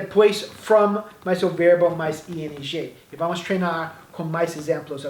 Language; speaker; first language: Portuguese; non-native, fluent; English